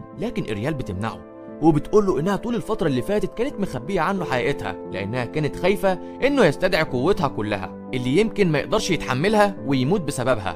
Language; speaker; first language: Arabic; native; Arabic